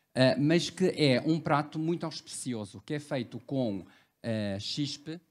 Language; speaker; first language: Portuguese; early bilingual, other home language; Cantonese